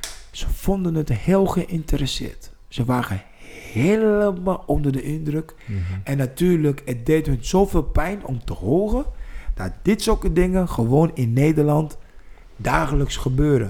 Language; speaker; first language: Dutch; non-native, fluent; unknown